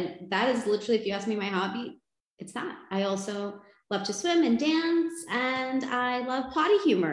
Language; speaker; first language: English; native; English